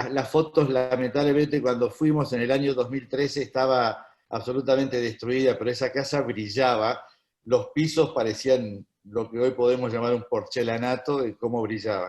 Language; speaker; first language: Spanish; native; Spanish